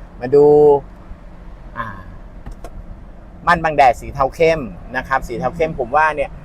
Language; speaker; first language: Thai; native; Thai